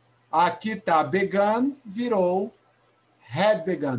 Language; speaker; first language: English; non-native, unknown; Portuguese